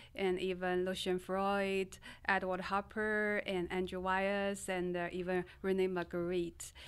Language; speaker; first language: English; non-native, fluent; Chinese